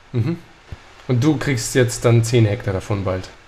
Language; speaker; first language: German; native; German